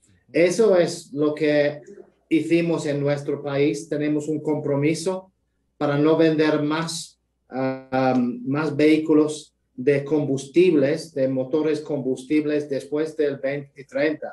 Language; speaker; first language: Spanish; non-native, fluent; English